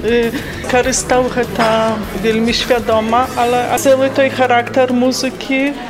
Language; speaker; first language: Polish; non-native, learner; Belarusian